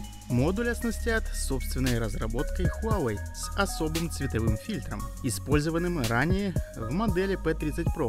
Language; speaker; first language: Russian; native; Russian